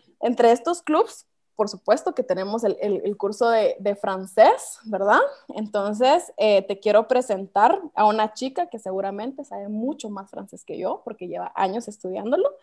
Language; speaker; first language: Spanish; native; Spanish